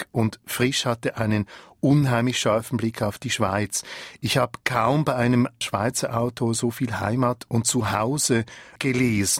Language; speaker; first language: German; native; German